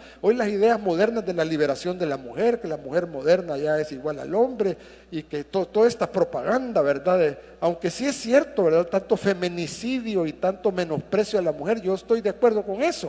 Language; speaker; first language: Spanish; native; Spanish